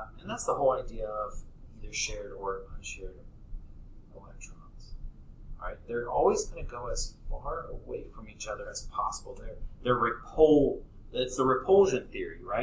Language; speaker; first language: English; native; English